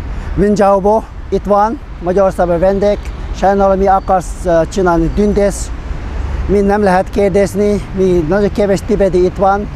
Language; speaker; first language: Hungarian; non-native, learner; Tibetan